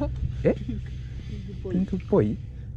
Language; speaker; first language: Japanese; native; Japanese